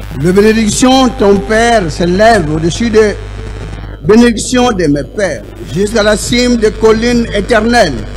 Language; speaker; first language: French; non-native, local second language; Lingala